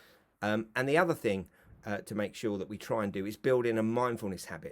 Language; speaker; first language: English; native; English